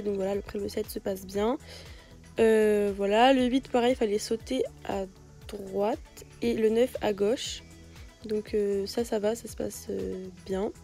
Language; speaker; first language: French; native; French